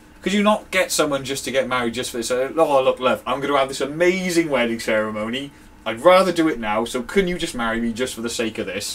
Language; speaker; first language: English; native; English